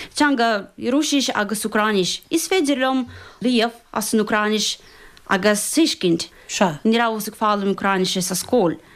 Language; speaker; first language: Irish; non-native, fluent; Russian